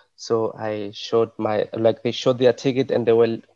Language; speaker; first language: English; non-native, local second language; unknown